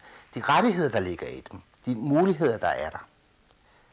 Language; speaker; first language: Danish; early bilingual, other home language; Kurdish